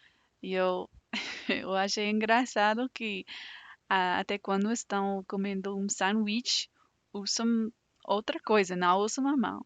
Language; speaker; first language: Portuguese; non-native, fluent; English